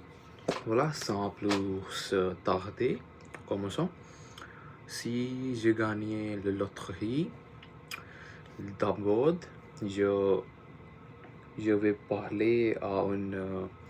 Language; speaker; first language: French; non-native, learner; Punjabi